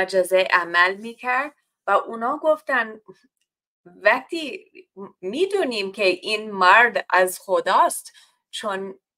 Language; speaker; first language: Persian; non-native, fluent; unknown